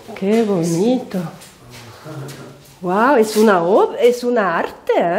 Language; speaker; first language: Spanish; non-native, fluent; Swedish